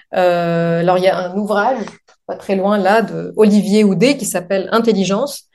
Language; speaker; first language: French; non-native, local second language; Arabic